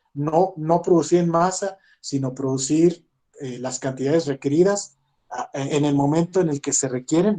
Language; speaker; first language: Spanish; native; Spanish